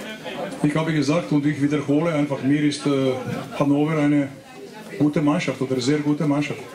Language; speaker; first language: German; non-native, fluent; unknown